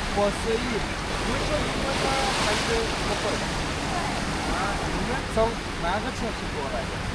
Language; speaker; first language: Chinese; non-native, learner; Turkmen